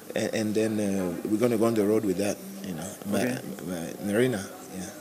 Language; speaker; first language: English; non-native, local second language; French